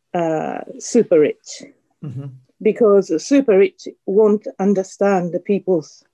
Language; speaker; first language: English; non-native, fluent; Japanese